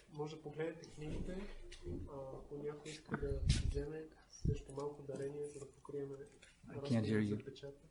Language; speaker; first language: Bulgarian; native; Bulgarian